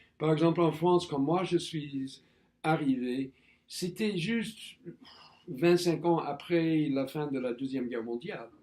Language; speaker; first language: French; non-native, fluent; English